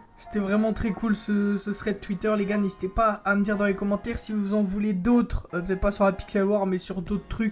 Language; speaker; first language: French; native; French